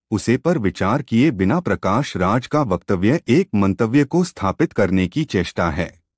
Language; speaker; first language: Hindi; native; Hindi